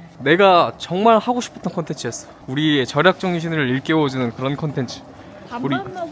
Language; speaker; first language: Korean; native; Korean